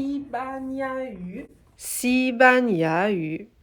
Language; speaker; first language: Chinese; non-native, fluent; French